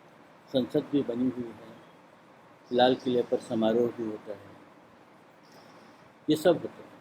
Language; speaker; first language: Hindi; native; Hindi